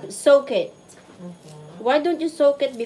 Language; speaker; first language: English; non-native, local second language; Filipino